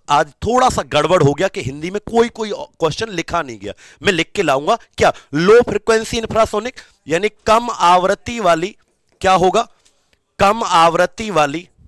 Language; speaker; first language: Hindi; native; Hindi